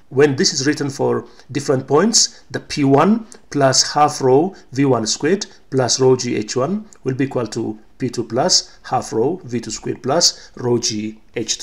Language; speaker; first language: English; non-native, local second language; Amharic